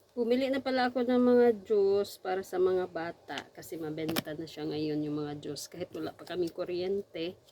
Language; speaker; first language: Filipino; non-native, local second language; Cebuano